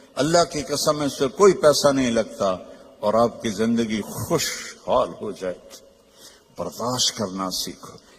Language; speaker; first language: Urdu; non-native, local second language; Punjabi